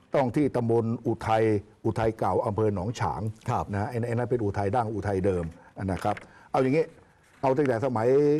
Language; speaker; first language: Thai; native; Thai